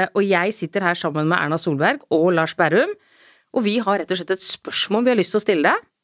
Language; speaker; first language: Norwegian; native; Norwegian